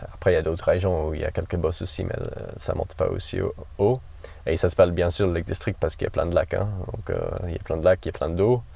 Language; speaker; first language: French; non-native, fluent; English